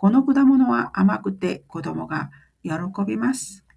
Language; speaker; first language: Japanese; non-native, fluent; Korean